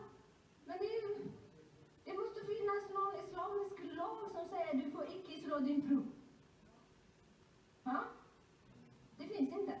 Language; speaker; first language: Swedish; non-native, fluent; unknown